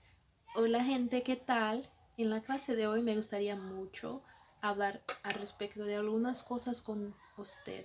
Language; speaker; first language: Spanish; non-native, fluent; Portuguese